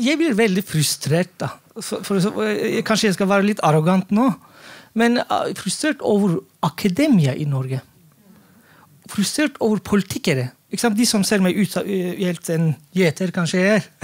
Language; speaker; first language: Norwegian; non-native, fluent; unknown